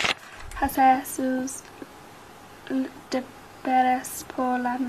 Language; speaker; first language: Spanish; non-native, learner; English